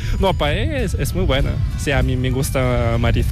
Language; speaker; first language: Spanish; non-native, fluent; Korean